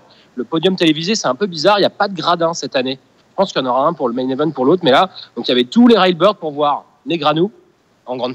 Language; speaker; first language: French; native; French